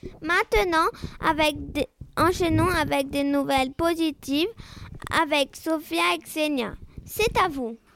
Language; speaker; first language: French; non-native, learner; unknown